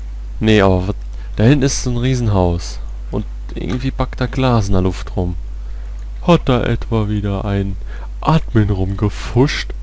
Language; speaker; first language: German; native; German